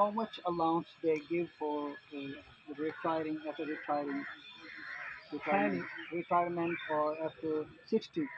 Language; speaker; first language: English; non-native, local second language; Urdu